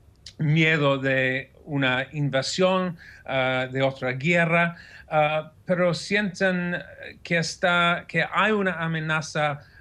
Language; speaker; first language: Spanish; non-native, fluent; English